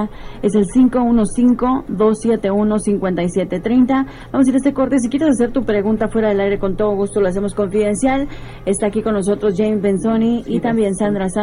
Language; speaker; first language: Spanish; native; Spanish